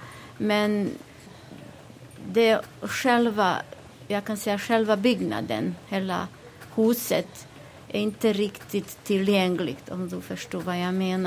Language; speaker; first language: Swedish; non-native, fluent; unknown